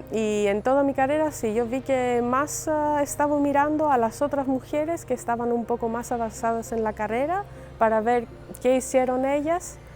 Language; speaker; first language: Spanish; non-native, fluent; Greek